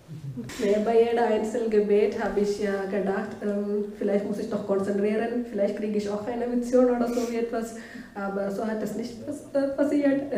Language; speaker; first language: German; non-native, fluent; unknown